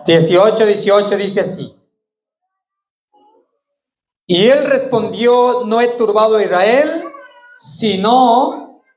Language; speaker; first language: Spanish; native; Spanish